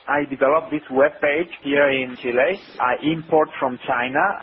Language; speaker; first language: English; non-native, fluent; Spanish